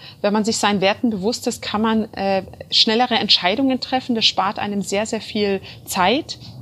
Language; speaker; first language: German; early bilingual, other home language; Turkish